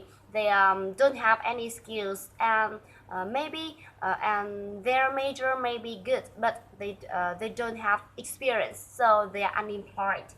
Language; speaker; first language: English; non-native, learner; Vietnamese